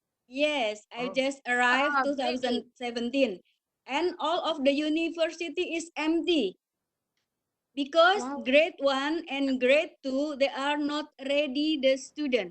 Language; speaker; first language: English; non-native, learner; Indonesian